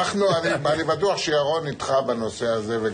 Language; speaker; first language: Hebrew; native; Hebrew